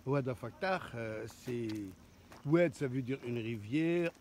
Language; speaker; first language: French; non-native, local second language; Arabic